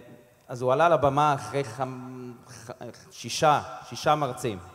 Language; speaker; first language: Hebrew; non-native, fluent; English